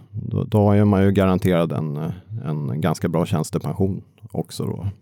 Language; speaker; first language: Swedish; native; Swedish